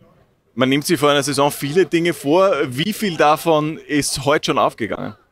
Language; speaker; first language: German; native; German